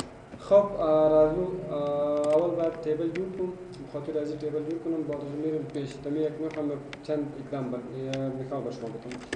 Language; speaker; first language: Persian; non-native, local second language; Pashto